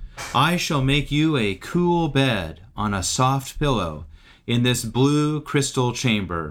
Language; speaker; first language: English; native; English